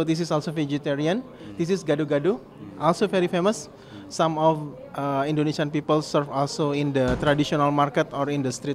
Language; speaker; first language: English; non-native, fluent; Indonesian